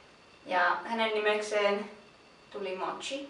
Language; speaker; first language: Finnish; native; Finnish